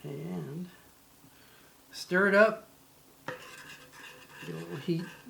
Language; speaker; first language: English; native; English